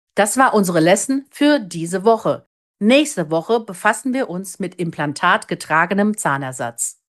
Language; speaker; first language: German; native; German